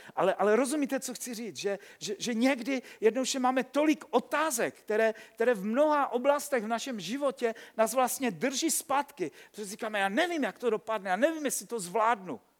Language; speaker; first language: Czech; native; Czech